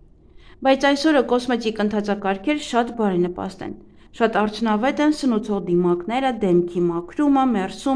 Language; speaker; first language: Armenian; native; Armenian